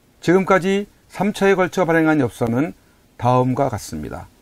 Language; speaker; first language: Korean; native; Korean